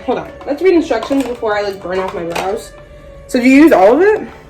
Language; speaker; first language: English; native; English